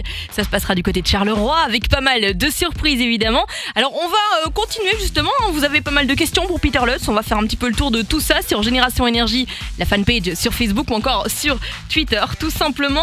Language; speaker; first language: French; native; French